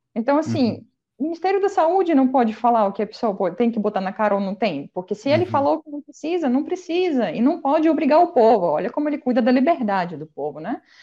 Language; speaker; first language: Portuguese; non-native, fluent; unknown